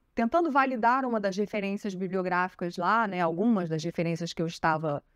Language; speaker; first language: Portuguese; native; Portuguese